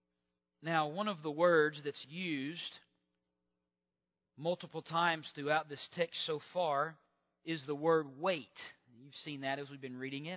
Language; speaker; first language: English; native; English